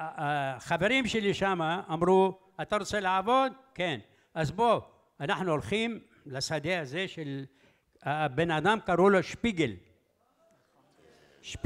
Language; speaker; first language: Hebrew; early bilingual, other home language; Arabic